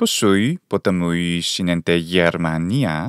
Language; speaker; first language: Greek; non-native, fluent; English